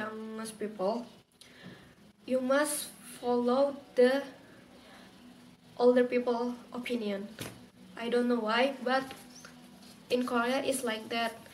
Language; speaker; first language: English; non-native, learner; Indonesian